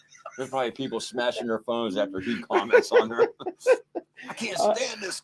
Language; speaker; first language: English; native; English